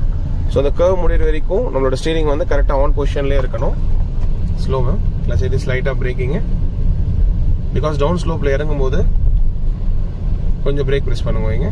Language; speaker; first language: Tamil; native; Tamil